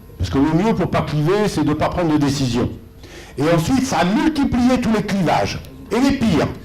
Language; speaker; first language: French; native; French